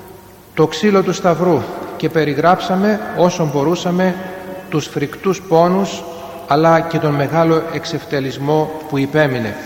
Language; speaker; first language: Greek; native; Greek